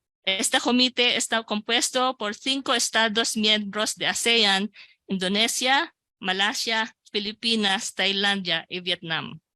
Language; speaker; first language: Spanish; non-native, local second language; Filipino